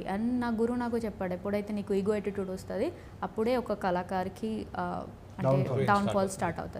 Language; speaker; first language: Telugu; non-native, learner; Odia